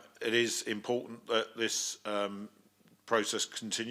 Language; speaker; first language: English; native; English